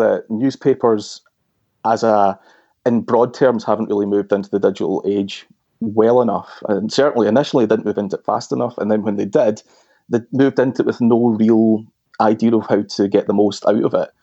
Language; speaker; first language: English; native; English